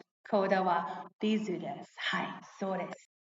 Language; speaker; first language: Japanese; non-native, learner; English